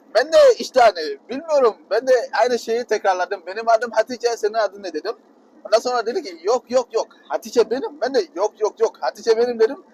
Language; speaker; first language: Turkish; non-native, fluent; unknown